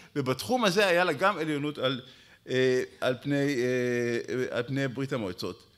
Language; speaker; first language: Hebrew; native; Hebrew